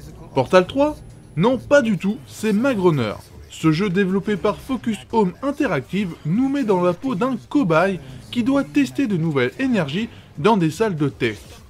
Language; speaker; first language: French; native; French